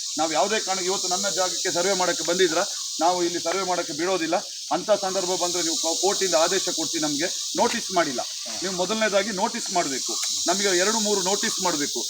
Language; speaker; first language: Kannada; non-native, local second language; Kodava